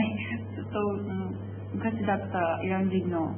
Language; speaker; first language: Japanese; non-native, learner; Persian